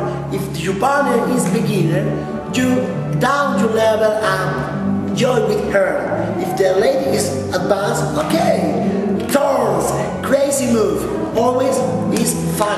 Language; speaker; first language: English; non-native, local second language; Spanish